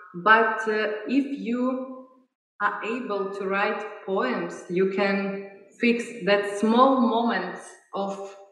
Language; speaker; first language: English; non-native, fluent; Ukrainian